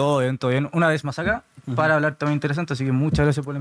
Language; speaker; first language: Spanish; native; Spanish